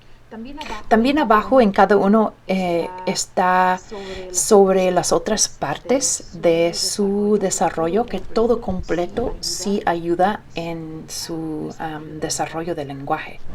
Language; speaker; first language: Spanish; early bilingual, heritage; Spanish